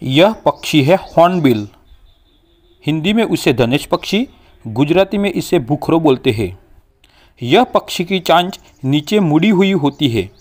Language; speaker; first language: Hindi; non-native, local second language; Gujarati